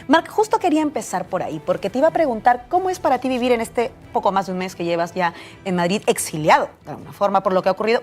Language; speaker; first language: Spanish; native; Spanish